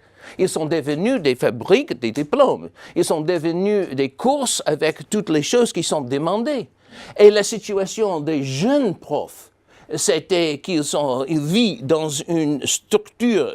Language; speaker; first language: French; non-native, fluent; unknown